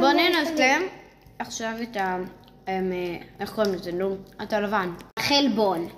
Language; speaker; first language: Hebrew; native; Hebrew